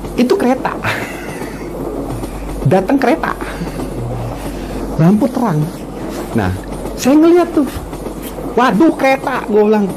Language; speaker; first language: Indonesian; native; Indonesian